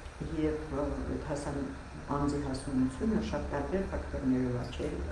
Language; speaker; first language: Armenian; non-native, local second language; Russian